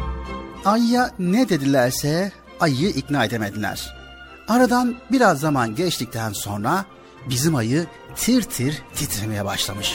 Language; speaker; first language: Turkish; native; Turkish